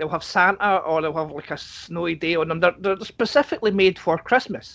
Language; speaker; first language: English; native; English